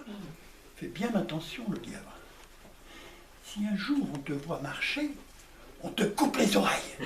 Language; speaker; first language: French; native; French